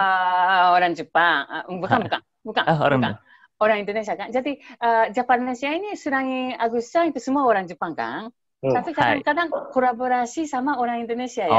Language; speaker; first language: Indonesian; non-native, fluent; Japanese